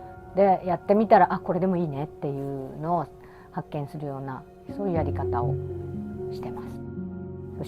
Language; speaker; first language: Japanese; native; Japanese